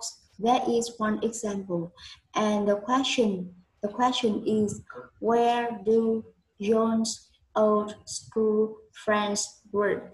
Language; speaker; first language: English; non-native, learner; Vietnamese